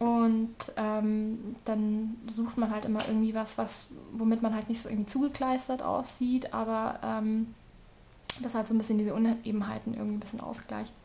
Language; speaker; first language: German; native; German